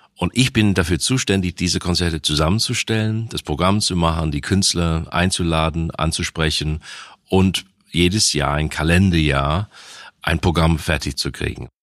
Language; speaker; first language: German; non-native, fluent; English